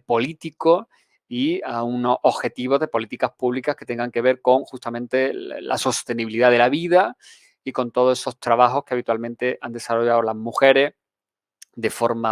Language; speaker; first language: Spanish; native; Spanish